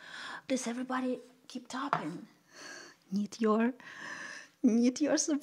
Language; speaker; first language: English; non-native, learner; Russian